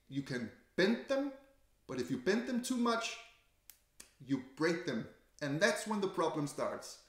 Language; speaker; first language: English; non-native, fluent; Danish